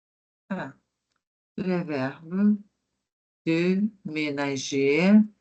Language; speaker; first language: French; non-native, fluent; Portuguese